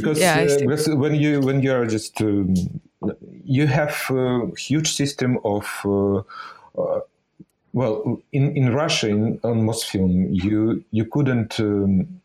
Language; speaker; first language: English; non-native, fluent; Russian